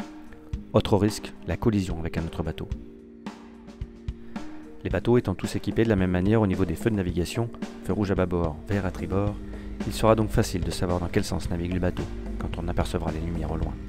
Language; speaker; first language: French; native; French